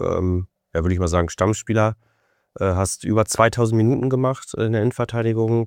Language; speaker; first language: German; native; German